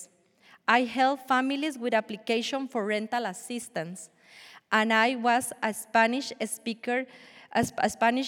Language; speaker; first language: English; non-native, fluent; Spanish